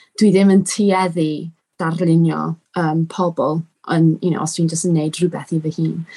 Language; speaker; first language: Welsh; non-native, local second language; English